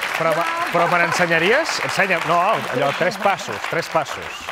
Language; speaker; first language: Catalan; native; Catalan